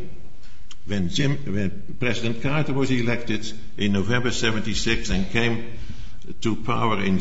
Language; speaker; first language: English; non-native, fluent; Dutch